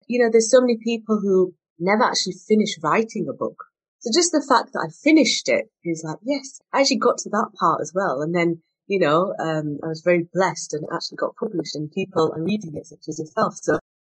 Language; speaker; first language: English; native; English